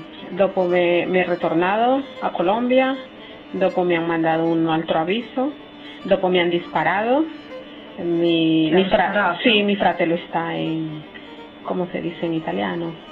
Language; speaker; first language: Italian; non-native, learner; Spanish